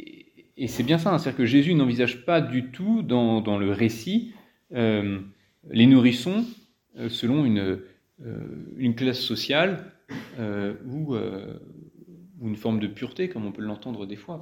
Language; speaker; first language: French; native; French